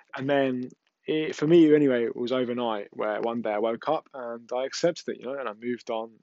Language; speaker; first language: English; native; English